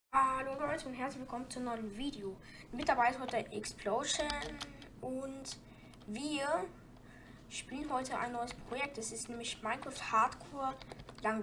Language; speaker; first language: German; native; German